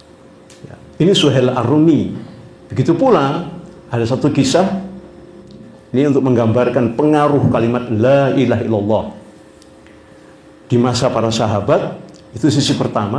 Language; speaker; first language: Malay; non-native, local second language; Javanese